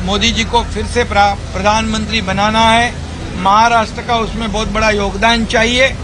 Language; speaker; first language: Hindi; non-native, local second language; Marathi